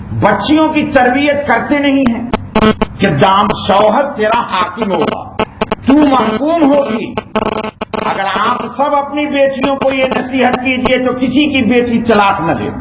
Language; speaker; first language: Urdu; native; Urdu